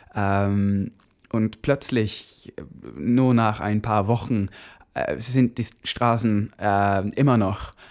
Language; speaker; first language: German; non-native, learner; Norwegian